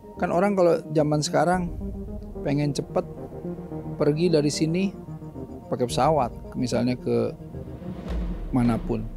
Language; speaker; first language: Indonesian; non-native, local second language; Sundanese